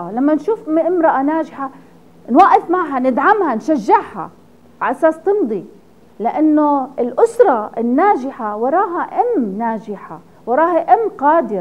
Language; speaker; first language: Arabic; native; Arabic